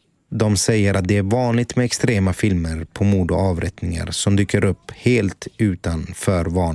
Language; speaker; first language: Swedish; native; Swedish